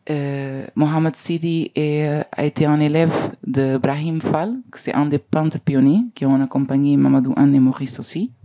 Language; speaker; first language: French; non-native, learner; Spanish